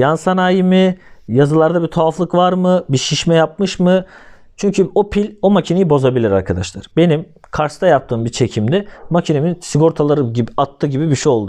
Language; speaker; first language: Turkish; native; Turkish